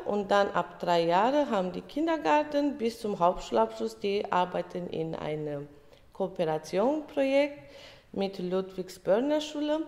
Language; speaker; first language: German; early bilingual, other home language; Romany